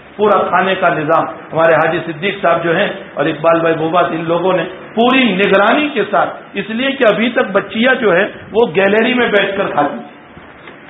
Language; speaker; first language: Urdu; non-native, local second language; Gujarati